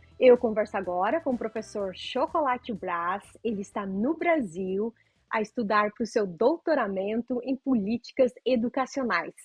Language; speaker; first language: Portuguese; native; Portuguese